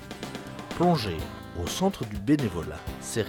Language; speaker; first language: French; native; French